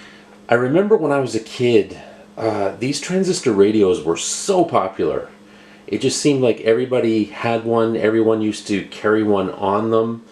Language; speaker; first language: English; native; English